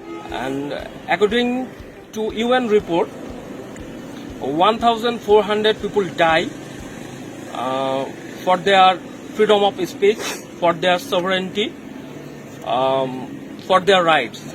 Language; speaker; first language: English; non-native, local second language; Bangla